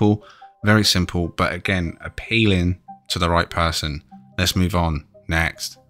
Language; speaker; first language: English; native; English